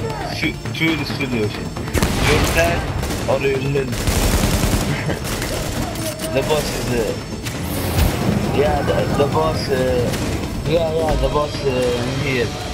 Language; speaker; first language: English; non-native, learner; Arabic